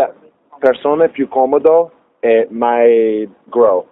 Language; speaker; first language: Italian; non-native, learner; English